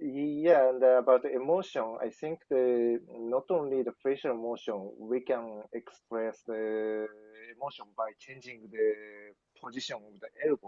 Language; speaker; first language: English; non-native, learner; Japanese